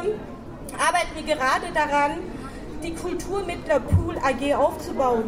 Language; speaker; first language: German; early bilingual, other home language; Turkish